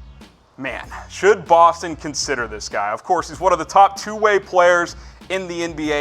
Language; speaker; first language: English; native; English